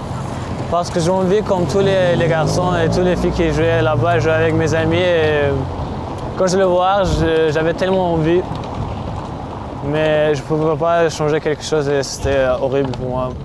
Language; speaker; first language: French; non-native, learner; Tajik